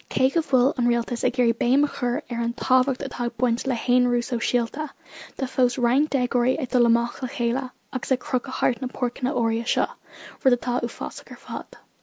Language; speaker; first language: Irish; non-native, local second language; English